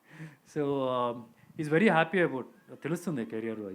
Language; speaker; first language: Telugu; native; Telugu